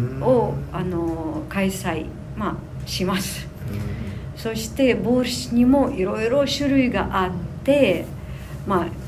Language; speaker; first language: Japanese; non-native, fluent; Ukrainian